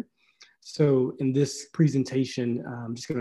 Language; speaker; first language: English; native; English